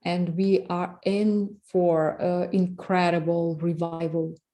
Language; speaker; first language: English; non-native, fluent; Russian